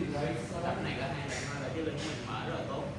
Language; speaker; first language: Vietnamese; native; Vietnamese